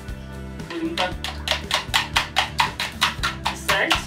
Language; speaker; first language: Russian; non-native, learner; Hindi